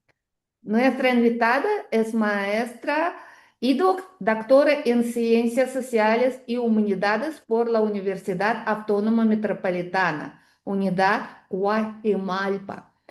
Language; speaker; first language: Spanish; non-native, fluent; Russian